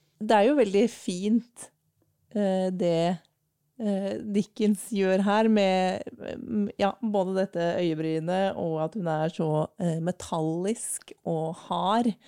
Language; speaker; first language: Norwegian; native; Norwegian